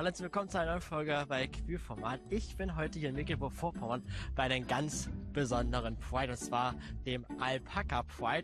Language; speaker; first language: German; native; German